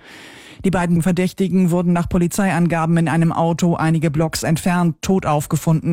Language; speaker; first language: German; native; German